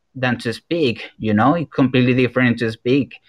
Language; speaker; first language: English; non-native, fluent; Spanish